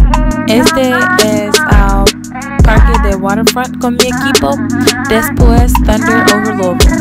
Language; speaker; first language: Spanish; non-native, learner; English